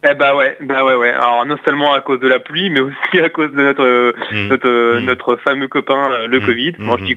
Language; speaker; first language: French; native; French